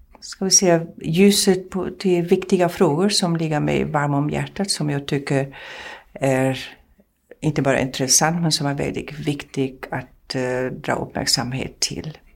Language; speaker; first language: Swedish; non-native, fluent; German